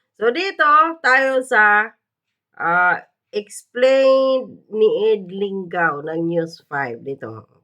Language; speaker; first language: Filipino; native; Filipino